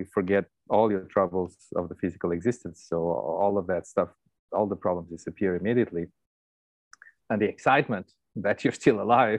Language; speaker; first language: English; non-native, fluent; Portuguese